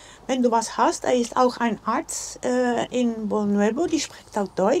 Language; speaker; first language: German; non-native, learner; Dutch